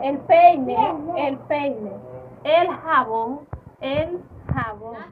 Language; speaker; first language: Spanish; non-native, fluent; Haitian Creole